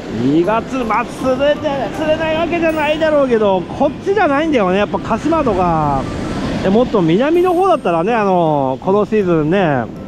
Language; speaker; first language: Japanese; native; Japanese